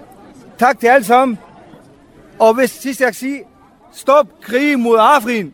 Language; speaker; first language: Danish; non-native, fluent; Arabic